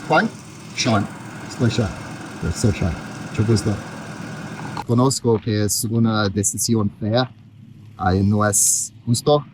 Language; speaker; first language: Spanish; non-native, learner; English